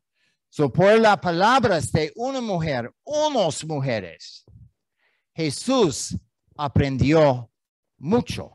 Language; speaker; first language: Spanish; non-native, learner; English